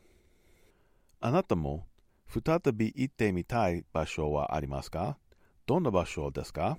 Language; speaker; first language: Japanese; non-native, learner; English